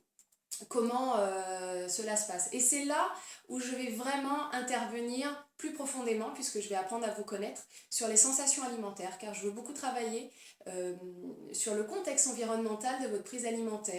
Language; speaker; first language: French; native; French